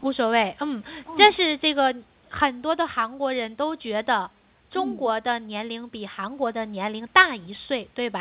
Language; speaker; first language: Chinese; native; Chinese